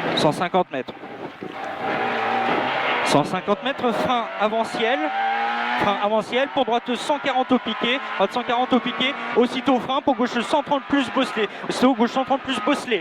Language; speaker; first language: French; native; French